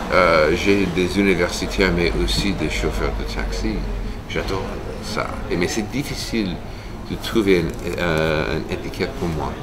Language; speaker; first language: French; non-native, fluent; English